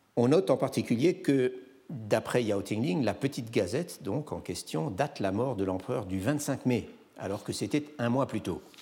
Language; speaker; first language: French; native; French